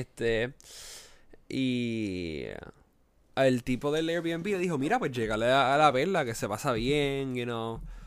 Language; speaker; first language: Spanish; early bilingual, heritage; Spanish